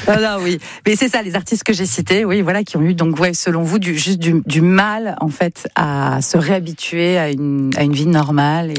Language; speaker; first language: French; native; French